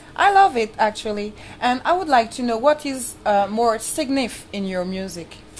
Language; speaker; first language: English; non-native, fluent; French